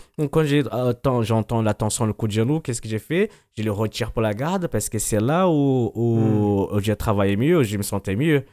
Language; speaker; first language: French; non-native, fluent; Portuguese